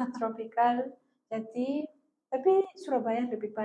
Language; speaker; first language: Indonesian; non-native, fluent; Malagasy